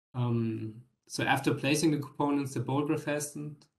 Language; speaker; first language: English; non-native, fluent; German